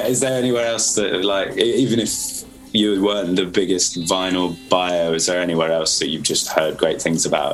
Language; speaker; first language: English; native; English